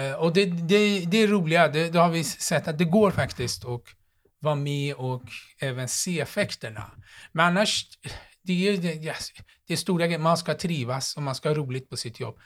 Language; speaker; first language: Swedish; non-native, fluent; Persian